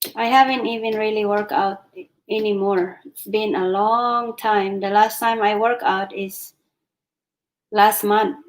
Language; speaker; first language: English; non-native, local second language; Filipino